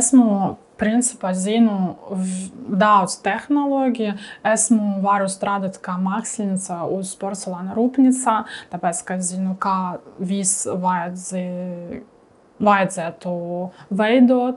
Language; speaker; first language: Latvian; non-native, learner; Russian